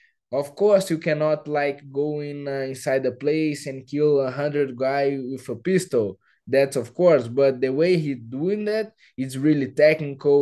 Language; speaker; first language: English; non-native, fluent; Portuguese